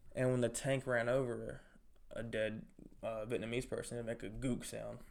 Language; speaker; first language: English; native; English